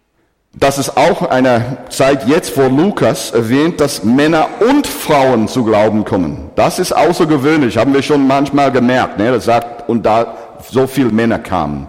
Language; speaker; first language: German; non-native, fluent; English